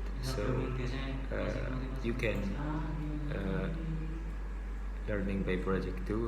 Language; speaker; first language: English; non-native, local second language; Indonesian